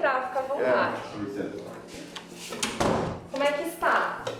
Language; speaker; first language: Portuguese; native; Portuguese